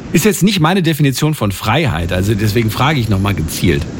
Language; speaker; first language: German; native; German